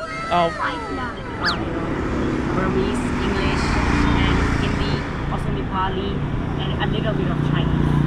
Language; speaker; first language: English; non-native, fluent; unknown